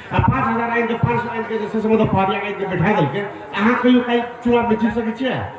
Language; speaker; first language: Maithili; non-native, local second language; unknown